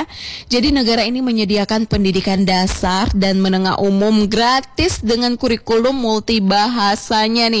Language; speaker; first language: Indonesian; native; Indonesian